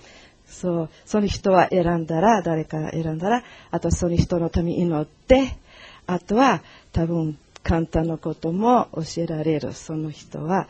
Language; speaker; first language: Japanese; non-native, learner; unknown